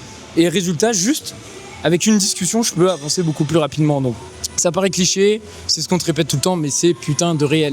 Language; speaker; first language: French; native; French